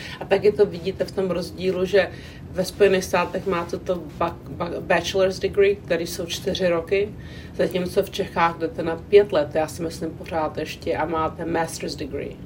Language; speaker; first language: Czech; non-native, local second language; English